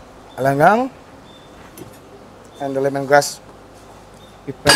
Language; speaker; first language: English; non-native, learner; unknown